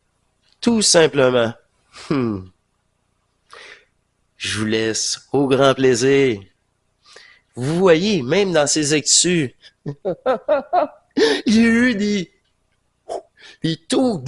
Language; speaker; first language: French; native; French